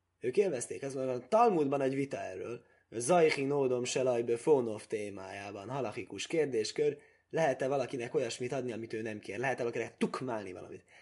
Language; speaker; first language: Hungarian; early bilingual, heritage; Hungarian